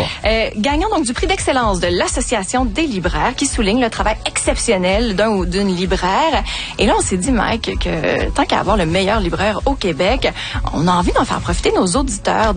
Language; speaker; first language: French; native; French